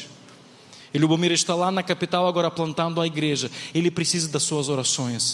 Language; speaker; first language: Portuguese; non-native, fluent; Ukrainian